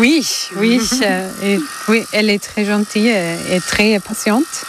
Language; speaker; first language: French; non-native, fluent; German